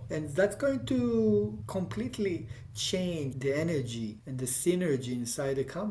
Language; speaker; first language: English; non-native, fluent; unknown